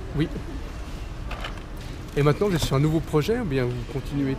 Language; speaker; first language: French; native; French